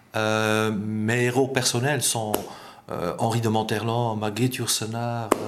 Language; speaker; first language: French; non-native, fluent; Dutch